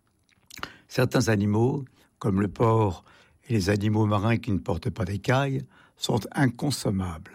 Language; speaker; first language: French; native; French